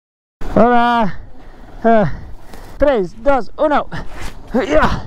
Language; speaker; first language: Spanish; non-native, learner; English